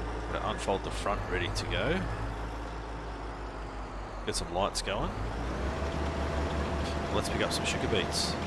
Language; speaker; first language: English; native; English